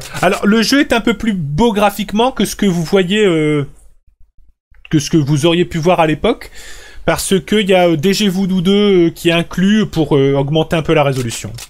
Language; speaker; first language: French; native; French